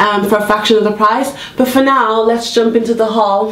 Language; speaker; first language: English; native; English